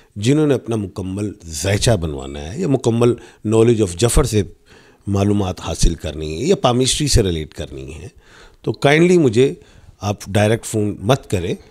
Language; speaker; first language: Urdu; non-native, local second language; Punjabi